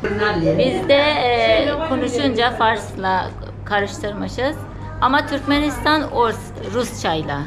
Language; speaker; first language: Turkish; non-native, fluent; Turkmen